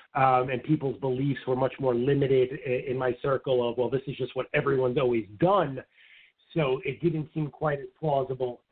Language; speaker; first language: English; native; English